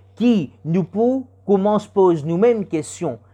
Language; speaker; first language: French; non-native, learner; Morisyen